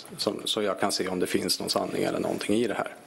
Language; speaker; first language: Swedish; native; Swedish